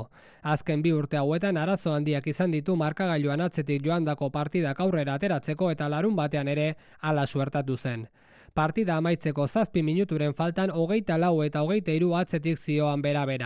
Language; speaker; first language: Basque; native; Basque